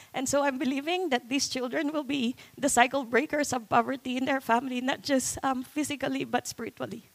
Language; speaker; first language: English; non-native, local second language; Cebuano